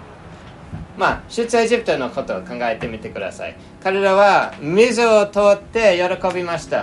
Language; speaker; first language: Japanese; non-native, fluent; English